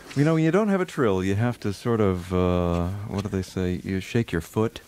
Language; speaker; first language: English; native; English